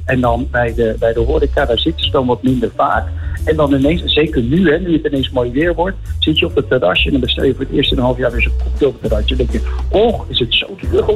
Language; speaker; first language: Dutch; native; Dutch